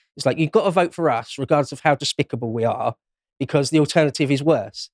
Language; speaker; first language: English; native; English